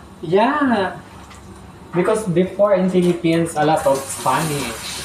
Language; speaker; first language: English; non-native, learner; Filipino